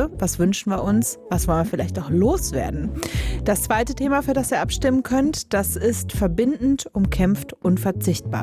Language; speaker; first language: German; native; German